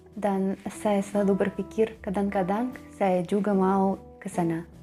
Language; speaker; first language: Indonesian; non-native, learner; Russian